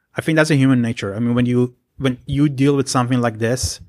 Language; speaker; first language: English; non-native, fluent; Persian